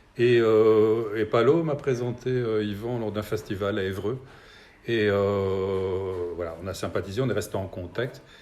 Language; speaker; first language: French; native; French